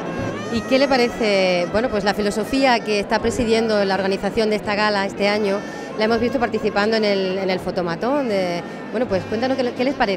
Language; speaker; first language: Spanish; native; Spanish